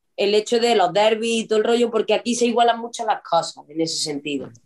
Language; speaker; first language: Spanish; native; Spanish